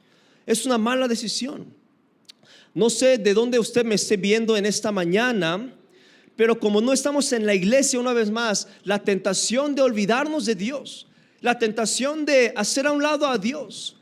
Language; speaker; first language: Spanish; native; Spanish